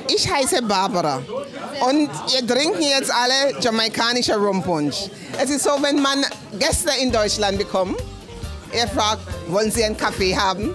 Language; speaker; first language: German; non-native, learner; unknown